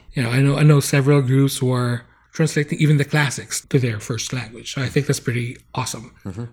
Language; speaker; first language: English; non-native, local second language; Bikol